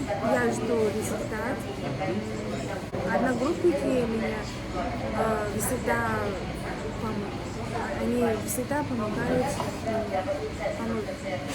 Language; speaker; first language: Russian; non-native, learner; Mongolian